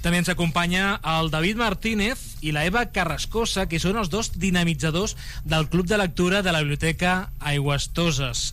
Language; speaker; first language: Catalan; native; Catalan